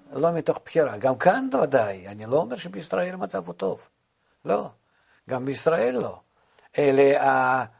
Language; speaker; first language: Hebrew; non-native, fluent; Russian